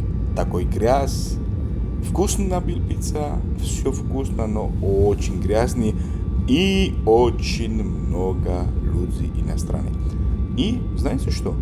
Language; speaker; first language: Russian; non-native, learner; Georgian